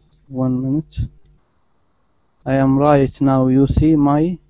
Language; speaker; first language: English; non-native, learner; Arabic